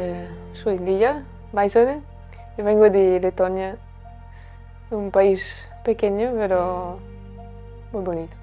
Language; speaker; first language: Spanish; non-native, fluent; Latvian